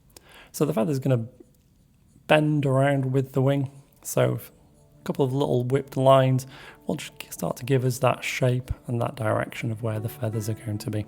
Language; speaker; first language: English; native; English